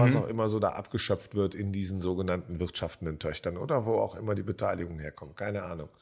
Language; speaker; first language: German; native; German